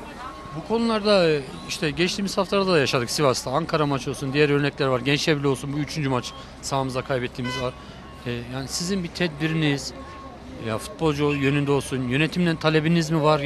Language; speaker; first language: Turkish; native; Turkish